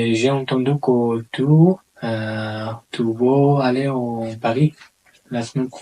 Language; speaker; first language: French; non-native, learner; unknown